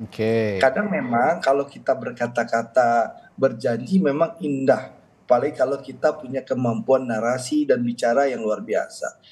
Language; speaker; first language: Indonesian; native; Indonesian